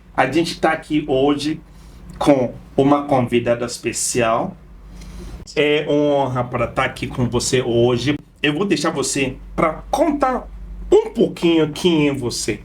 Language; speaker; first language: Portuguese; non-native, fluent; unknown